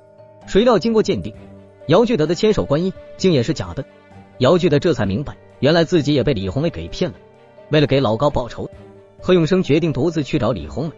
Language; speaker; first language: Chinese; native; Chinese